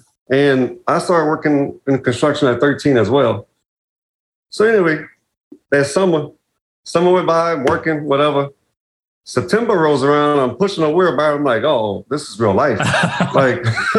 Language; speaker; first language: English; native; English